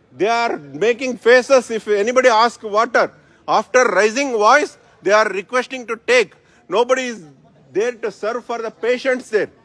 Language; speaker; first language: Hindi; non-native, local second language; Kannada